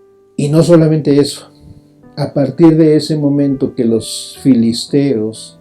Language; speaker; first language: Spanish; native; Spanish